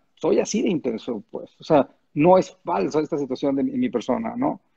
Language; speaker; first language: Spanish; native; Spanish